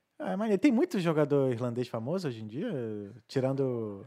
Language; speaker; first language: Portuguese; native; Portuguese